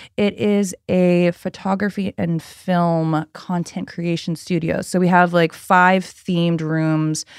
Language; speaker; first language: English; early bilingual, other home language; Filipino